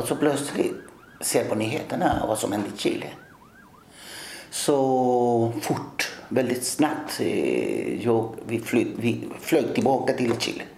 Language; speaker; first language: Swedish; early bilingual, other home language; Spanish